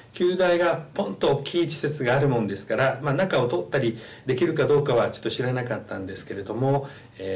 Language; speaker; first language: Japanese; native; Japanese